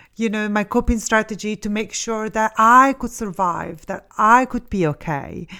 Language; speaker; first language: English; non-native, fluent; Italian